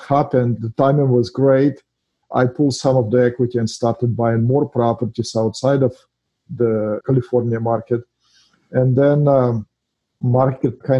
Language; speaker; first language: English; non-native, fluent; Russian